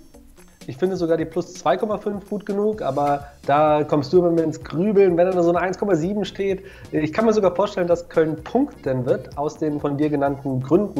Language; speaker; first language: German; native; German